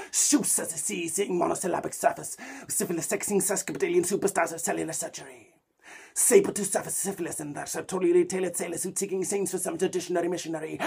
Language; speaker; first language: English; non-native, fluent; Icelandic